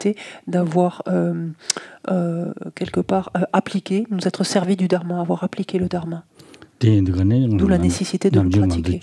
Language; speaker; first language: French; native; French